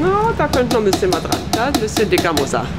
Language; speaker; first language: German; native; German